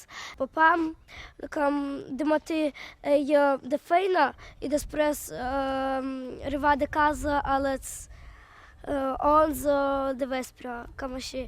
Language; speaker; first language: Catalan; non-native, learner; Russian